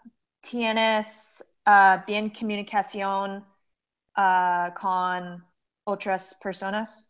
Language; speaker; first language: Spanish; non-native, learner; English